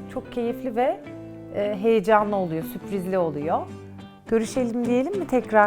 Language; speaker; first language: Turkish; native; Turkish